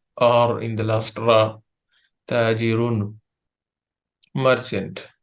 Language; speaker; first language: English; non-native, fluent; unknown